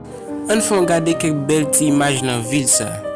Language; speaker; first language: French; non-native, learner; Haitian Creole